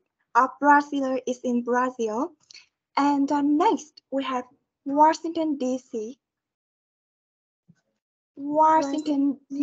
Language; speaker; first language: English; non-native, fluent; Vietnamese